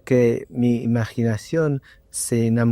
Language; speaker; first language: Spanish; non-native, learner; English